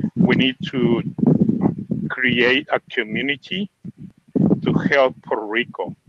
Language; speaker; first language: English; non-native, fluent; Spanish